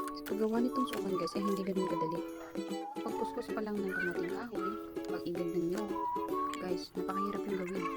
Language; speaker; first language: Filipino; non-native, local second language; Iloko